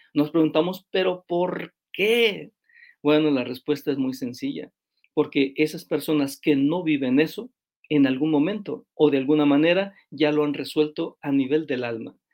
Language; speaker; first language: Spanish; native; Spanish